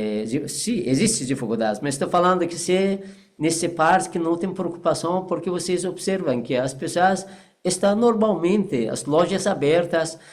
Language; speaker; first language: Portuguese; non-native, fluent; Persian